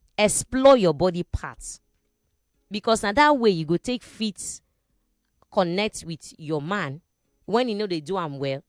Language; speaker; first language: Nigerian Pidgin; non-native, local second language; Igbo